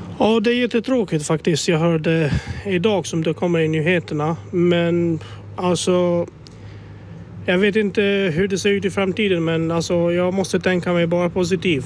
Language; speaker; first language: Swedish; non-native, fluent; Albanian